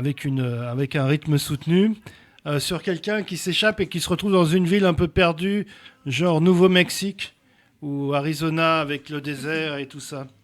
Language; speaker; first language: French; native; French